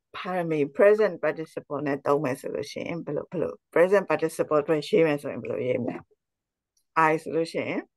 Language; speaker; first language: English; non-native, fluent; Burmese